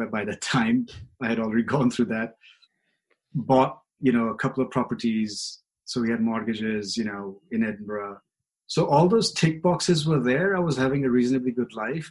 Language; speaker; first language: English; non-native, local second language; Hindi